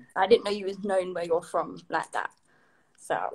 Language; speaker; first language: English; native; English